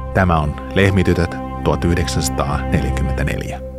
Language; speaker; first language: Finnish; native; Finnish